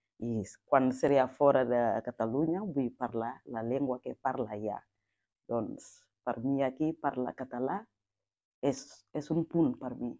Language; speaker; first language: Catalan; non-native, fluent; Mandingo